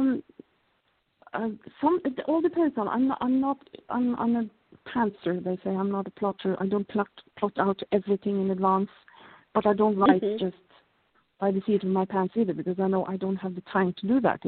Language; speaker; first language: English; non-native, fluent; Norwegian